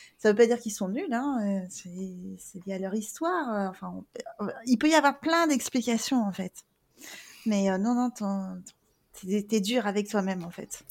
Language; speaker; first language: French; native; French